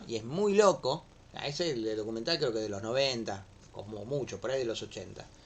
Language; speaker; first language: Spanish; native; Spanish